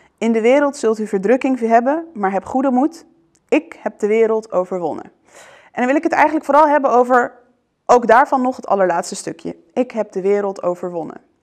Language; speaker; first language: Dutch; early bilingual, other home language; Arabic